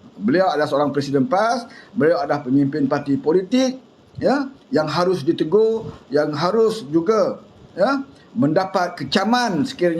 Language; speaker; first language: Malay; native; Malay